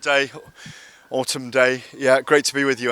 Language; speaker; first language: English; native; English